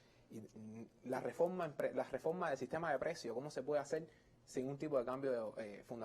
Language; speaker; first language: Spanish; native; Spanish